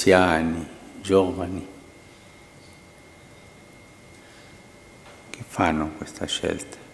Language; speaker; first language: Italian; non-native, fluent; Spanish